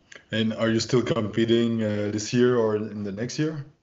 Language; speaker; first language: English; non-native, fluent; French